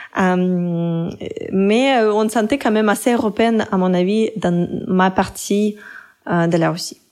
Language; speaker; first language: French; non-native, fluent; Russian